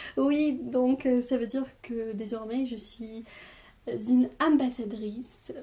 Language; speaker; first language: French; non-native, fluent; Armenian